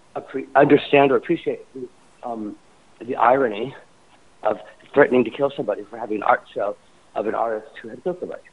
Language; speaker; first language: English; native; English